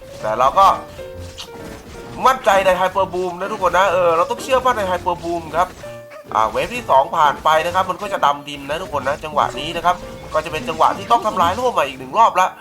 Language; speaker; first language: Thai; native; Thai